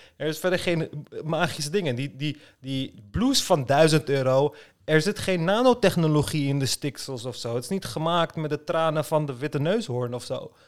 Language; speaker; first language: Dutch; early bilingual, other home language; Turkish